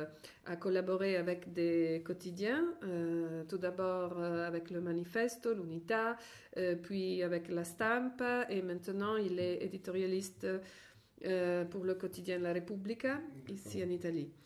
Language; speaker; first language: French; non-native, fluent; Italian